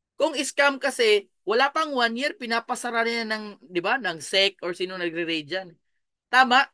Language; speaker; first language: Filipino; non-native, local second language; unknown